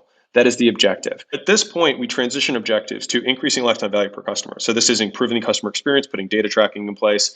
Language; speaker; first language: English; native; English